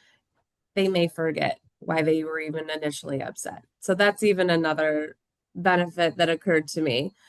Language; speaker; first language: English; native; English